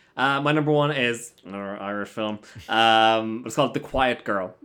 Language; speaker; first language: English; native; English